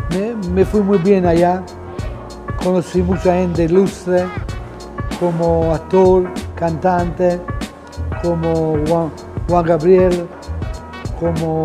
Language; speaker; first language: Spanish; non-native, fluent; Italian